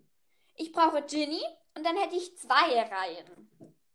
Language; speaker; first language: German; native; German